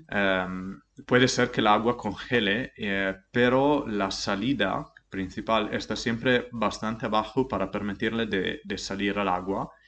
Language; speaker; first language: Spanish; non-native, fluent; Italian